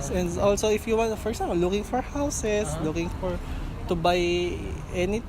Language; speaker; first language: English; non-native, learner; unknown